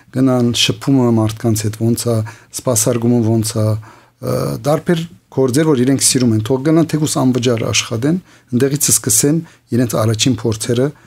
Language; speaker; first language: Armenian; early bilingual, heritage; Armenian